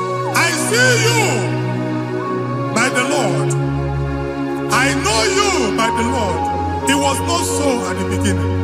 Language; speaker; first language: English; non-native, local second language; Igbo